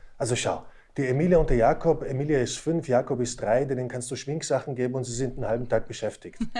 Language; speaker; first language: German; early bilingual, other home language; Slovak